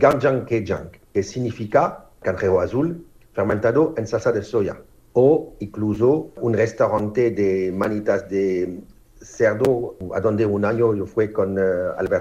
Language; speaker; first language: Spanish; non-native, fluent; French